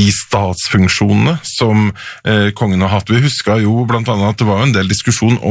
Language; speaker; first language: Norwegian; native; Norwegian